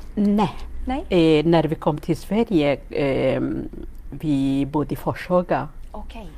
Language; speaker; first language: Swedish; non-native, fluent; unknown